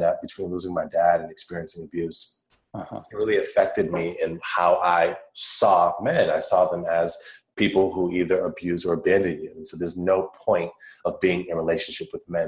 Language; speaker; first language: English; native; English